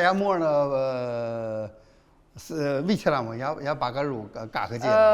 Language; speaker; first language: Russian; non-native, learner; Chinese